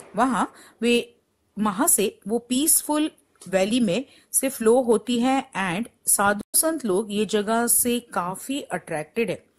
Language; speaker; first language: Hindi; non-native, local second language; Gujarati